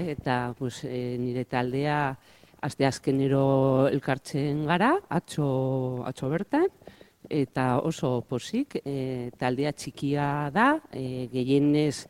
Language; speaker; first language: Basque; non-native, local second language; Spanish